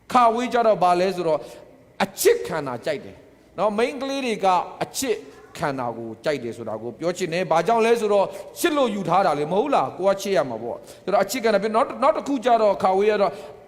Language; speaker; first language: Burmese; non-native, local second language; Tedim Chin